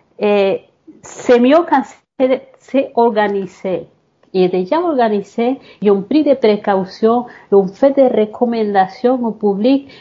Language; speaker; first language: French; non-native, fluent; Spanish